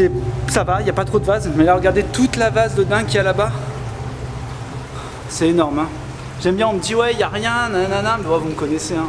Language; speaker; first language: French; native; French